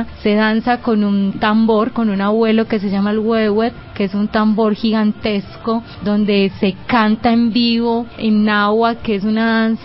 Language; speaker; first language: Spanish; native; Spanish